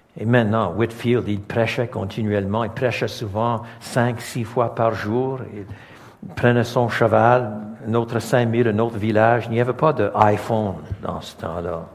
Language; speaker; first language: French; non-native, local second language; English